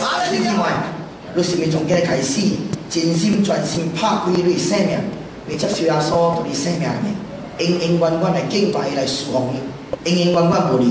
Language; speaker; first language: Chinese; non-native, local second language; Min Nan Chinese